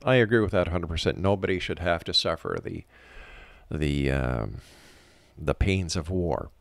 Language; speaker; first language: English; native; English